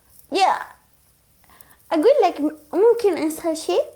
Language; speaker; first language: Arabic; non-native, learner; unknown